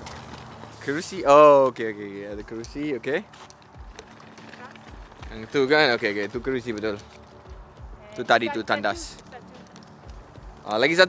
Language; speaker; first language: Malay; non-native, local second language; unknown